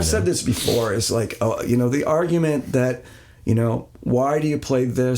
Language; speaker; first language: English; native; English